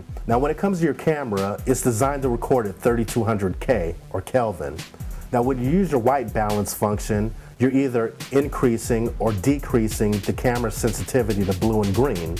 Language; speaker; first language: English; native; English